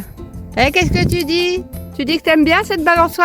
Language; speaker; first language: French; native; French